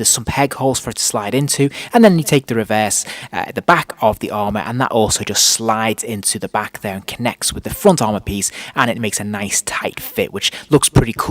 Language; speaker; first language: English; native; English